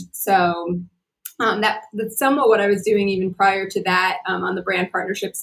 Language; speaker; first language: English; native; English